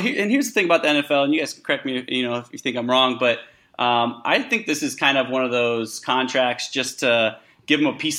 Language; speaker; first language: English; native; English